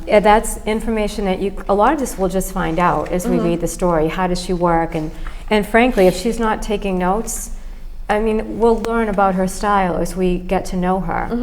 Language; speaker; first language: English; native; English